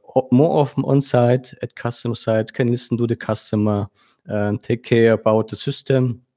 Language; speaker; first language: English; non-native, fluent; German